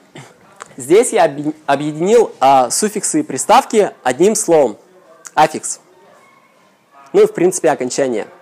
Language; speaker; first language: Russian; native; Russian